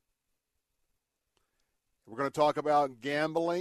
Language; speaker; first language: English; native; English